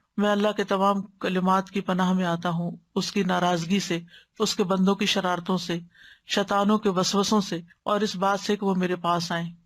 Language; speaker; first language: Urdu; native; Urdu